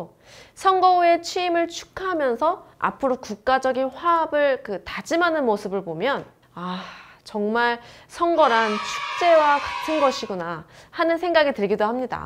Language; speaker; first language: Korean; native; Korean